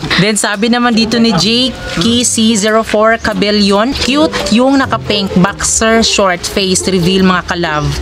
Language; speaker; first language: Filipino; non-native, local second language; Cebuano